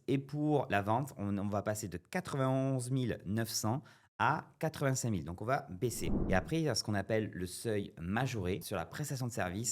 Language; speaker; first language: French; native; French